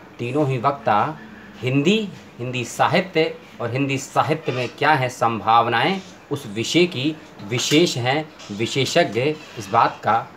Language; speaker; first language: Hindi; native; Hindi